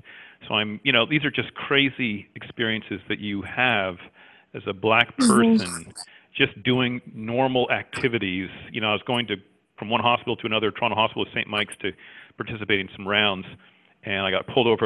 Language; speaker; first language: English; native; English